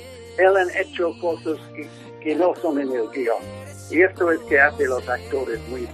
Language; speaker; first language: Spanish; non-native, learner; English